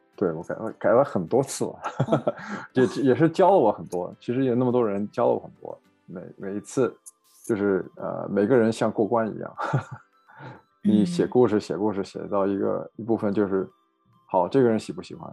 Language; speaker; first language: Chinese; early bilingual, heritage; Chinese